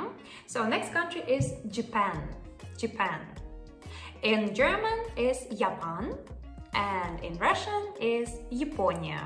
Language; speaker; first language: English; non-native, fluent; Russian